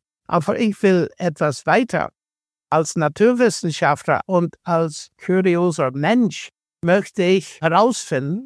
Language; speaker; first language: German; non-native, fluent; English